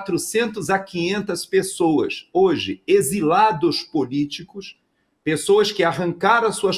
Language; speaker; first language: Portuguese; native; Portuguese